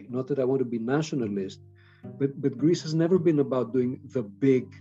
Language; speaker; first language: English; non-native, fluent; Greek